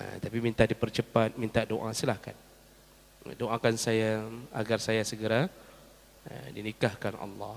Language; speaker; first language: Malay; non-native, local second language; Achinese